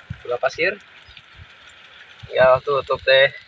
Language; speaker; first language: Indonesian; non-native, local second language; Sundanese